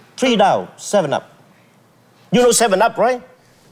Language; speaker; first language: English; non-native, learner; Vietnamese